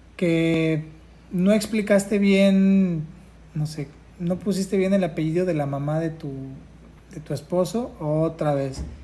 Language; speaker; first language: Spanish; native; Spanish